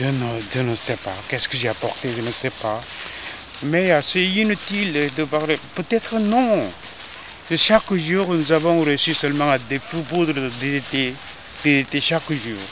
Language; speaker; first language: French; non-native, fluent; Korean